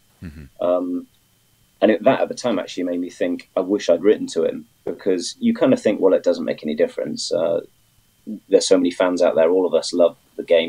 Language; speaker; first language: English; native; English